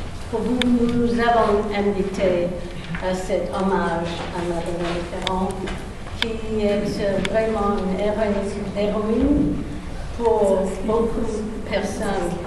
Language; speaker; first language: French; non-native, local second language; English